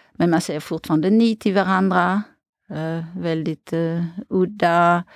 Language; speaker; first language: Swedish; non-native, fluent; French